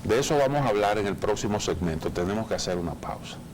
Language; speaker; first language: Spanish; native; Spanish